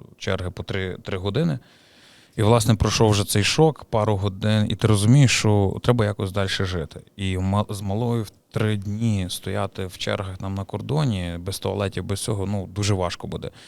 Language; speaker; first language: Ukrainian; native; Ukrainian